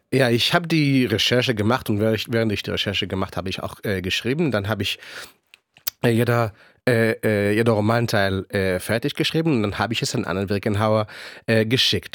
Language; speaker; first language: German; non-native, fluent; Hebrew